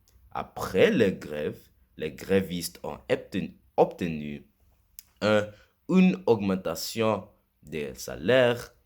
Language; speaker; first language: French; non-native, learner; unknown